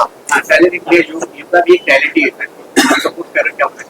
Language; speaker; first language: Hindi; native; Hindi